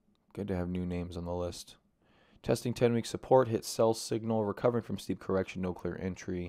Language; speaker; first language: English; native; English